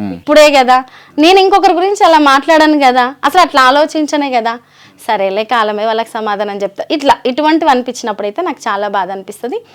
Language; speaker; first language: Telugu; native; Telugu